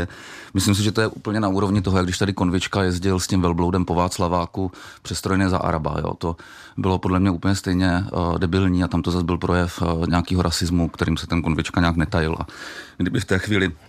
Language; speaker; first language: Czech; native; Czech